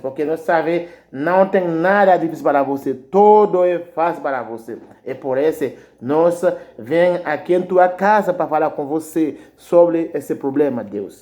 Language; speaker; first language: Portuguese; non-native, learner; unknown